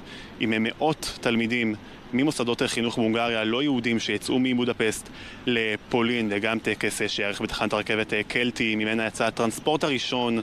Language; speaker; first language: Hebrew; native; Hebrew